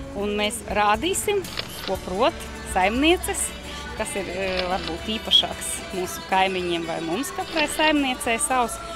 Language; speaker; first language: Latvian; native; Latvian